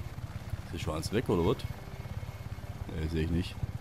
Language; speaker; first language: German; native; German